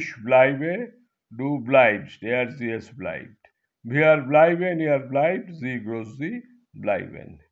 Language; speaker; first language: German; non-native, fluent; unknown